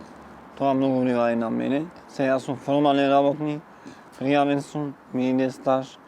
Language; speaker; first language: Macedonian; non-native, local second language; Romany